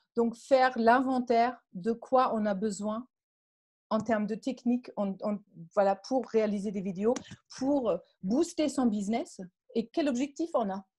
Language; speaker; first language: French; non-native, fluent; German